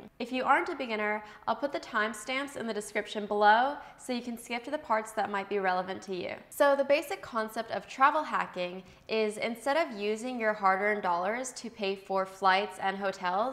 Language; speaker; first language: English; native; English